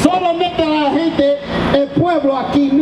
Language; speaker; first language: Spanish; non-native, learner; English